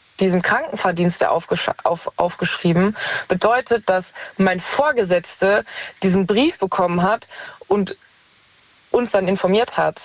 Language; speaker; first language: German; native; German